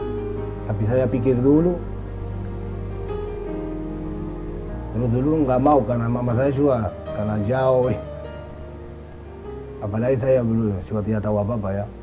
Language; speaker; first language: Indonesian; non-native, fluent; Spanish